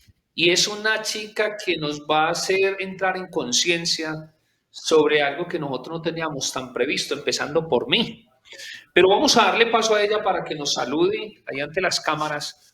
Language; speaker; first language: Spanish; native; Spanish